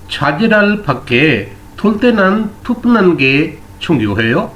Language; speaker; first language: Korean; non-native, learner; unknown